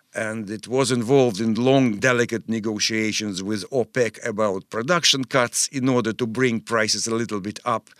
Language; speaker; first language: English; non-native, fluent; Russian